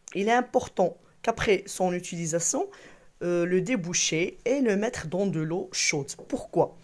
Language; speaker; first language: French; non-native, local second language; Arabic